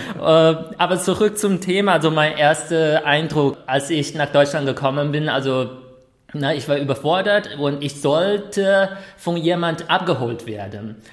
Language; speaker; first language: German; non-native, fluent; Chinese